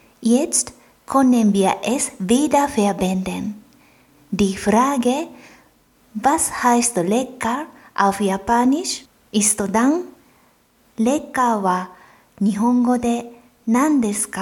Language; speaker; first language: German; non-native, fluent; Japanese